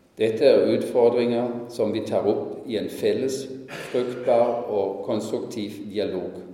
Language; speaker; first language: Norwegian; non-native, fluent; German